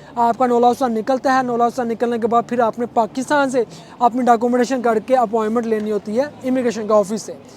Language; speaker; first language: Urdu; non-native, local second language; Punjabi